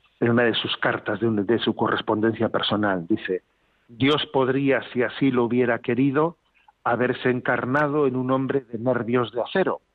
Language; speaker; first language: Spanish; native; Spanish